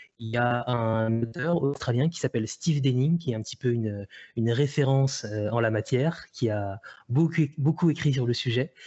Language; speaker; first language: French; native; French